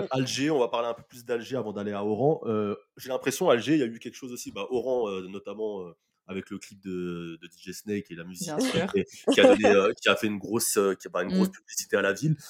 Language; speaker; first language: French; native; French